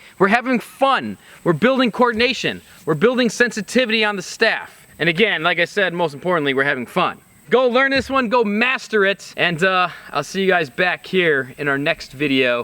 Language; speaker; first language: English; native; English